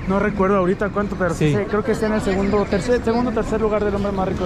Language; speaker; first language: Spanish; native; Spanish